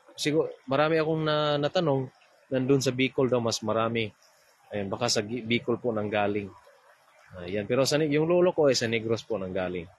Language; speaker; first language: Filipino; non-native, local second language; Cebuano